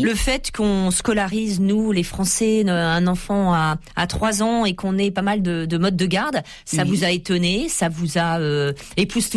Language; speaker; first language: French; native; French